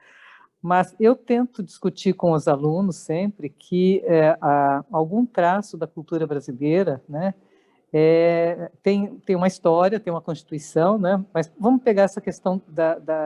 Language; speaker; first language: Portuguese; native; Portuguese